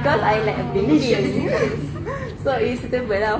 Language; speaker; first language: English; non-native, learner; Malay